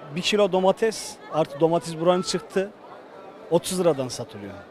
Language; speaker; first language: Turkish; non-native, local second language; Kurdish